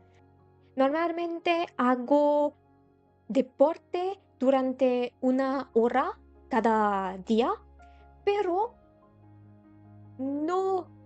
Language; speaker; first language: Spanish; non-native, learner; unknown